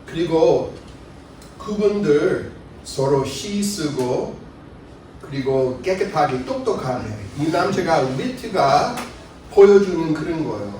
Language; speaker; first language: Korean; non-native, fluent; English